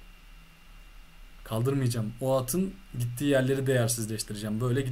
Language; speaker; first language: Turkish; native; Turkish